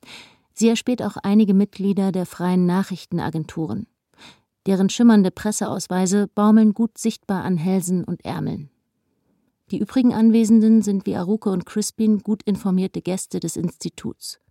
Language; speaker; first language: German; native; German